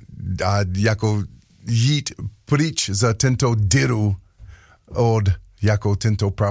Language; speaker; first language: Slovak; non-native, learner; English